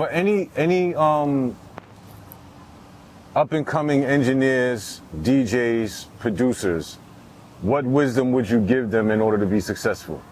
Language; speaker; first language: English; native; English